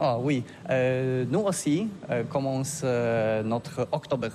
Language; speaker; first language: French; non-native, fluent; Polish